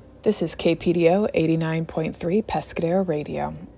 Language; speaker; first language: English; native; English